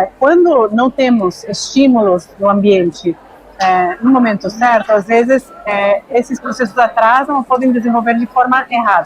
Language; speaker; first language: Portuguese; non-native, fluent; Spanish